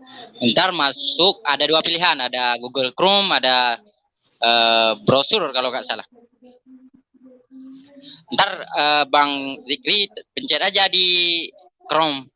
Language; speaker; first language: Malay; non-native, local second language; Achinese